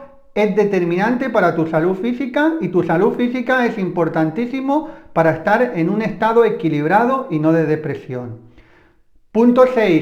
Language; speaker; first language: Spanish; native; Spanish